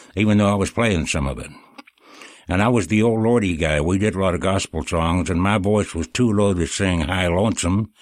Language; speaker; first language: English; native; English